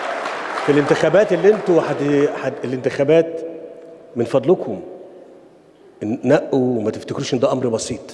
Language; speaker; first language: Arabic; native; Arabic